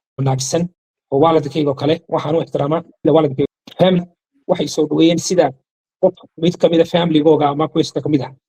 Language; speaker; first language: Somali; non-native, fluent; Urdu